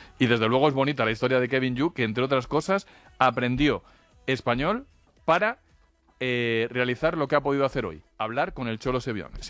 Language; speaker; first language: Spanish; native; Spanish